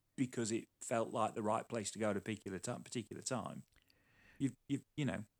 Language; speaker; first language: English; native; English